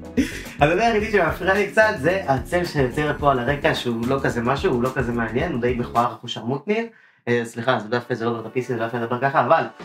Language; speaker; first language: Hebrew; native; Hebrew